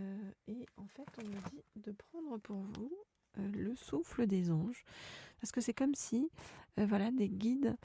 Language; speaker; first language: French; native; French